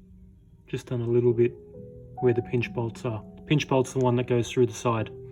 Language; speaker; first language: English; native; English